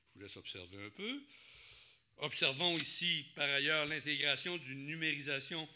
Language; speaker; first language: French; native; French